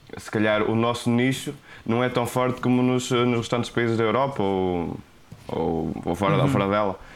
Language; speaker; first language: Portuguese; native; Portuguese